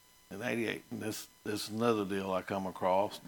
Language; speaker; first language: English; native; English